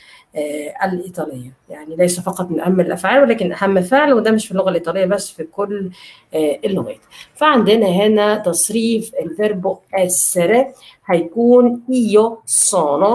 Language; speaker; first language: Arabic; native; Arabic